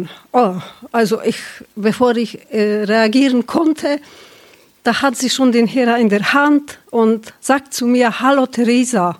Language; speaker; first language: German; non-native, fluent; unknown